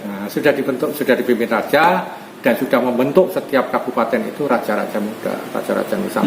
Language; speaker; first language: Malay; non-native, local second language; Javanese